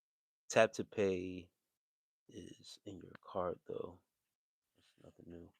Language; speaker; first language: English; native; English